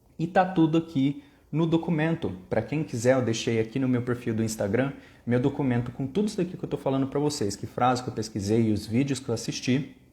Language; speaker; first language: Portuguese; native; Portuguese